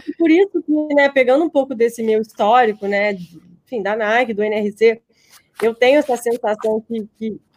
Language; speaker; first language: Portuguese; native; Portuguese